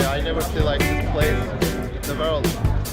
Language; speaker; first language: English; non-native, learner; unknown